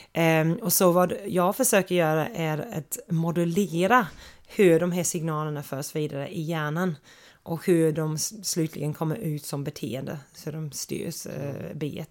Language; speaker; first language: Swedish; non-native, fluent; English